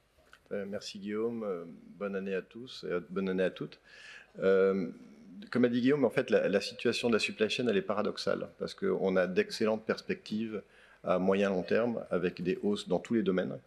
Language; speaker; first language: French; native; French